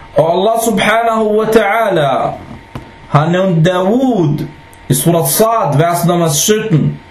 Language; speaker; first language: Danish; non-native, fluent; Arabic